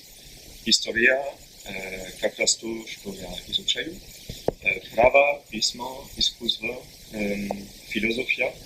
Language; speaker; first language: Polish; non-native, learner; French